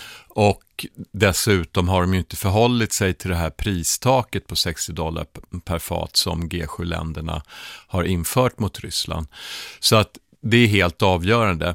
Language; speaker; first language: Swedish; native; Swedish